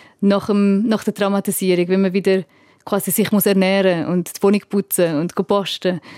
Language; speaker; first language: German; native; German